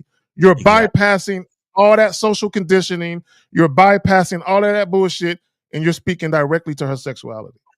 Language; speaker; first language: English; native; English